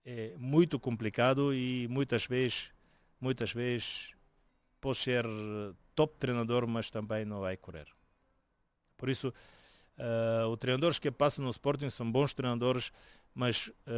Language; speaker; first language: Portuguese; non-native, fluent; Bulgarian